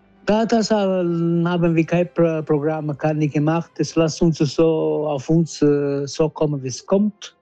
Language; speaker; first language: German; non-native, learner; Italian